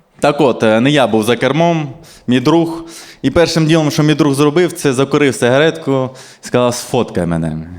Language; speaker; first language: Ukrainian; non-native, local second language; Russian